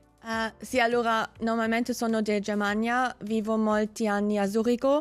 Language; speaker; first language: Italian; non-native, learner; German